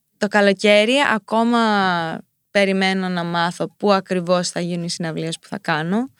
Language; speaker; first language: Greek; early bilingual, heritage; Greek